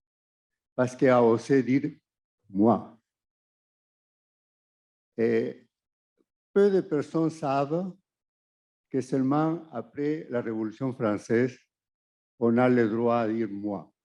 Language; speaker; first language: French; non-native, fluent; Spanish